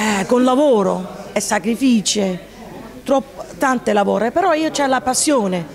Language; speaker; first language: Italian; early bilingual, heritage; Italian